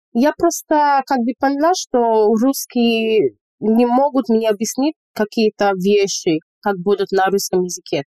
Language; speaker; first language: Russian; non-native, fluent; English